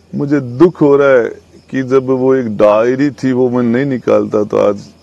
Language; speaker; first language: Hindi; native; Hindi